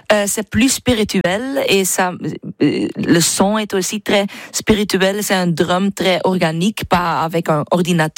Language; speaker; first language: French; non-native, fluent; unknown